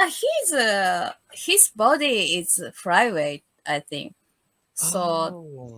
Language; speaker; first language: English; non-native, learner; Japanese